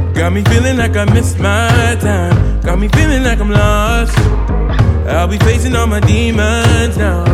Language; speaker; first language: French; native; French